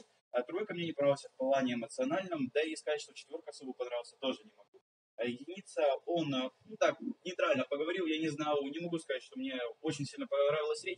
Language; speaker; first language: Russian; native; Russian